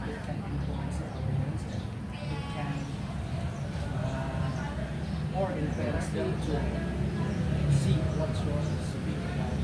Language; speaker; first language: English; non-native, learner; Indonesian